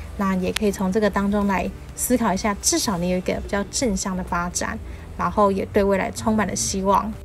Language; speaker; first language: Chinese; native; Chinese